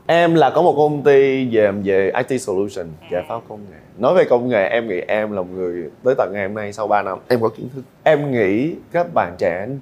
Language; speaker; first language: Vietnamese; native; Vietnamese